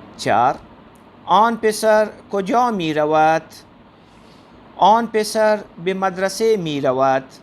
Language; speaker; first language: Persian; non-native, fluent; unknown